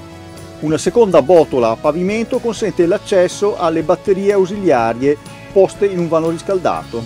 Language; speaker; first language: Italian; native; Italian